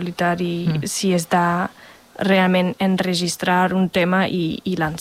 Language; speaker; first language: Catalan; non-native, fluent; Spanish